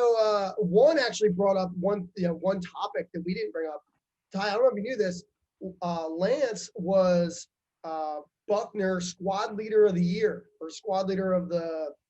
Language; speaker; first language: English; native; English